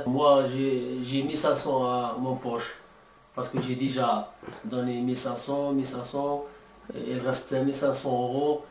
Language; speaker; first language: French; non-native, learner; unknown